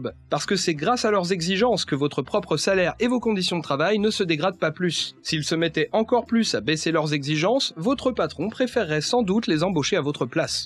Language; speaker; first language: French; native; French